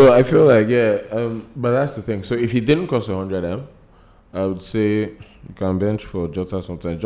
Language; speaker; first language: English; non-native, local second language; Yoruba